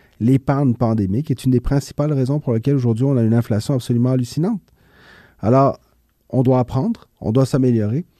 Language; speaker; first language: French; early bilingual, other home language; Spanish